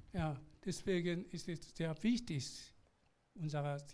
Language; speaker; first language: German; non-native, learner; Korean